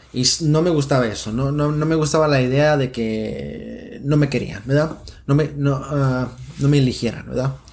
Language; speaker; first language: Spanish; early bilingual, heritage; Spanish